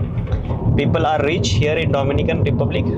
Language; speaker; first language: English; non-native, local second language; Hindi